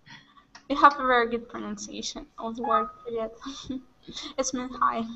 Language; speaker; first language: English; non-native, fluent; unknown